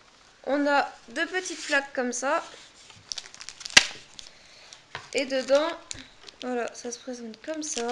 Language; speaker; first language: French; native; French